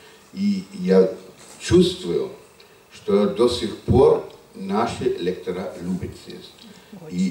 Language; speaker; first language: Russian; non-native, fluent; German